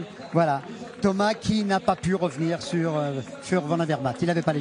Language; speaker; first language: French; native; French